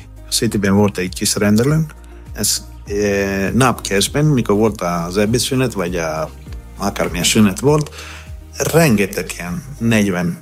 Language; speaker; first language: Hungarian; non-native, learner; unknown